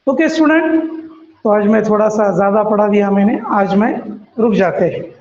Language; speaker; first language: Hindi; non-native, local second language; Marathi